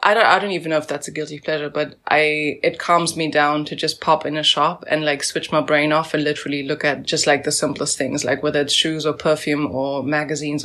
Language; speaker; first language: English; native; English